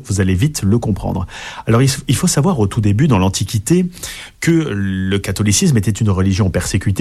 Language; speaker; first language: French; native; French